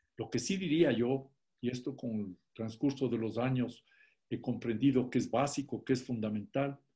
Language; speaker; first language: Spanish; native; Spanish